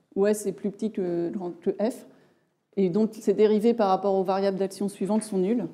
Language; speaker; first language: French; native; French